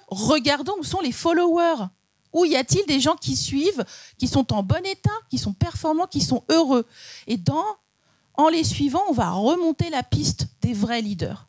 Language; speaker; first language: French; native; French